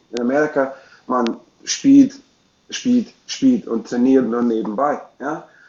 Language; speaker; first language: German; non-native, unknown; English